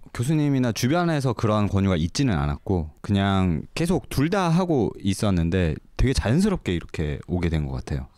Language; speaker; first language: Korean; native; Korean